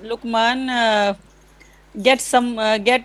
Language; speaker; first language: English; non-native, learner; Hindi